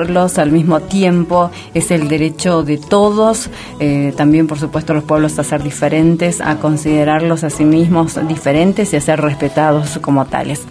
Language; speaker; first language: Spanish; native; Spanish